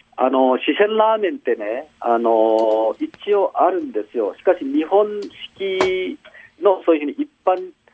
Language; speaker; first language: Japanese; non-native, fluent; Korean